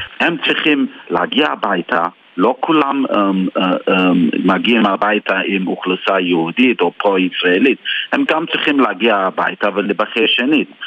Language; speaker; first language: Hebrew; non-native, fluent; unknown